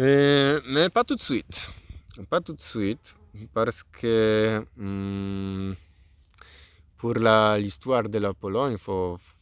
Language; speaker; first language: French; non-native, learner; Polish